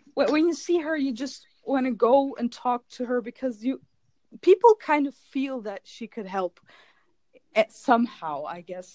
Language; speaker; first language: English; non-native, fluent; German